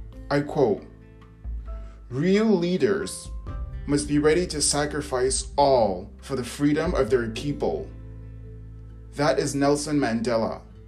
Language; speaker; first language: English; native; English